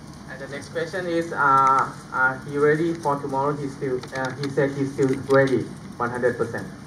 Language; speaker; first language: English; non-native, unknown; Thai